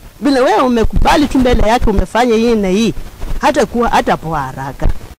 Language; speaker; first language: Swahili; non-native, local second language; Luyia